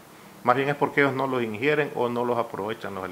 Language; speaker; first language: Spanish; native; Spanish